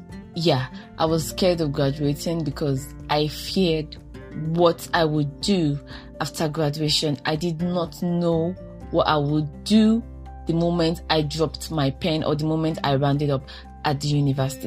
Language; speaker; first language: English; non-native, local second language; Igbo